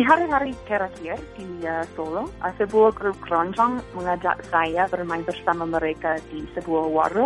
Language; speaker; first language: Indonesian; non-native, fluent; English